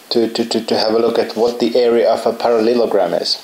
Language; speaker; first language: English; non-native, fluent; Lithuanian